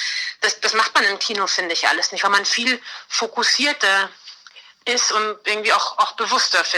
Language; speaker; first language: German; native; German